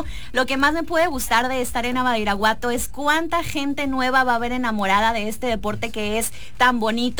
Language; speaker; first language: Spanish; native; Spanish